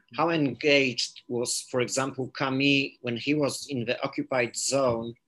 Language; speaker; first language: English; non-native, fluent; Polish